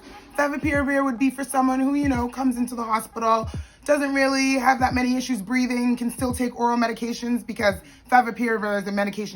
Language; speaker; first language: English; native; English